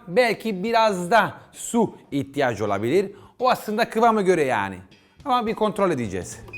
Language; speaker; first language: Turkish; non-native, fluent; Italian